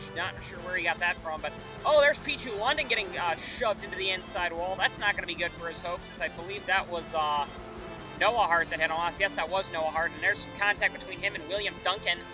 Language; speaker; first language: English; native; English